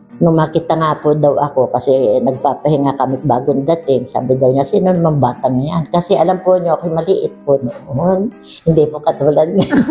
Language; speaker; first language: Filipino; non-native, local second language; Bikol